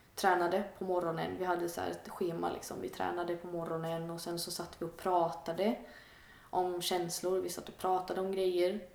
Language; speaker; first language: Swedish; native; Swedish